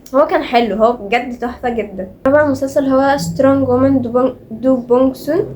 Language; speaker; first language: Arabic; native; Arabic